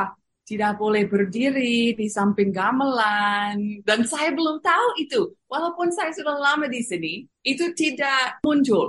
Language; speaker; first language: Indonesian; non-native, fluent; English